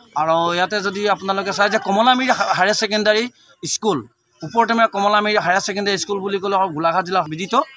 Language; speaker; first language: Assamese; native; Assamese